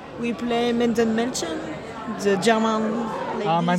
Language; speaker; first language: English; non-native, fluent; French